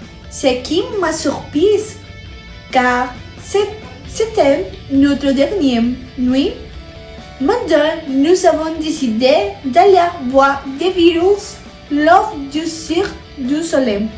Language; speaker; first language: French; non-native, learner; Spanish